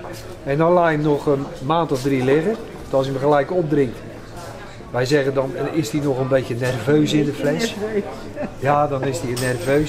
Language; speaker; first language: Dutch; native; Dutch